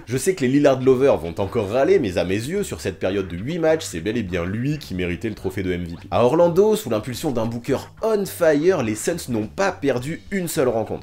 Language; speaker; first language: French; native; French